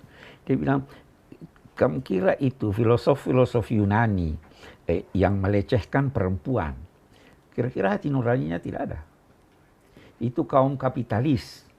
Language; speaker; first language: Indonesian; native; Indonesian